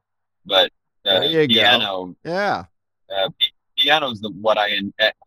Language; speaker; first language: English; native; English